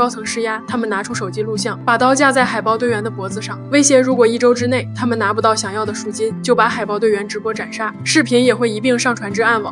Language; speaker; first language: Chinese; native; Chinese